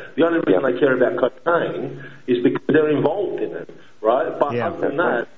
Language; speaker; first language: English; native; English